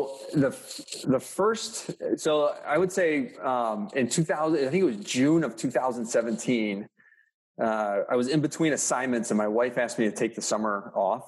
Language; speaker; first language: English; native; English